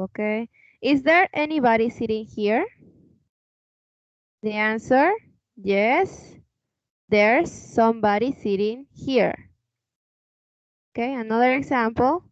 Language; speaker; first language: English; non-native, fluent; Spanish